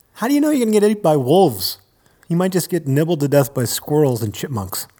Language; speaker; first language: English; native; English